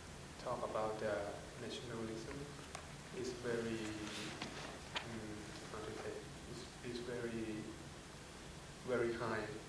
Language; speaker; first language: English; non-native, fluent; Thai